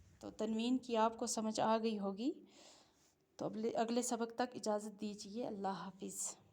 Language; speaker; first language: Urdu; native; Urdu